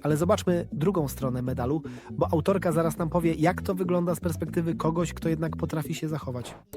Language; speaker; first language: Polish; native; Polish